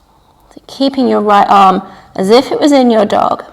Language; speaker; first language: English; native; English